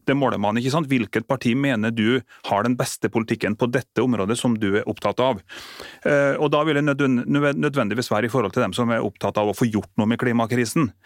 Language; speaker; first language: Norwegian; native; Norwegian